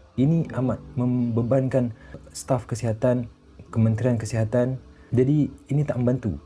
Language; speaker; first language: Malay; native; Malay